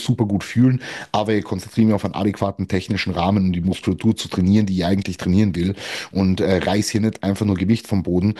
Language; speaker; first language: German; native; German